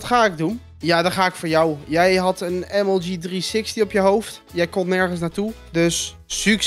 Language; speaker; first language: Dutch; native; Dutch